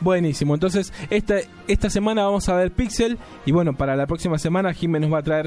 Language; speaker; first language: Spanish; native; Spanish